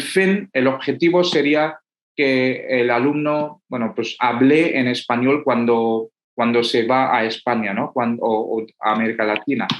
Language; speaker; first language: Spanish; non-native, fluent; Hindi